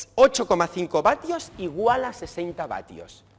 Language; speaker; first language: Spanish; native; Spanish